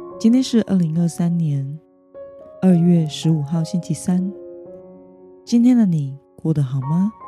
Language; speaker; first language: Chinese; native; Chinese